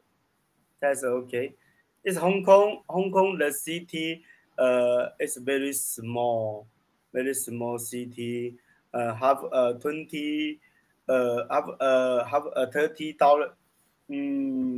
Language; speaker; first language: English; non-native, learner; Chinese